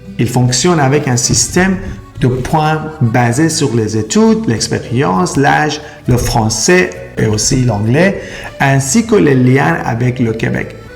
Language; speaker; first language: French; non-native, fluent; Persian